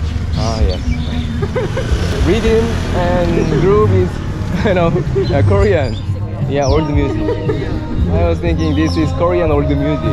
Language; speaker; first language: English; non-native, learner; Korean